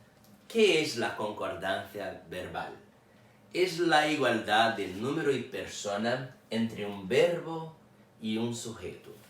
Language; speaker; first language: Spanish; non-native, fluent; Portuguese